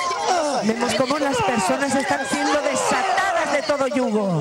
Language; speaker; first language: Spanish; native; Spanish